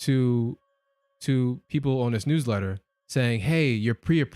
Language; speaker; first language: English; native; English